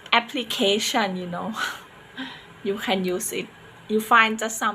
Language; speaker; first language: English; non-native, fluent; Thai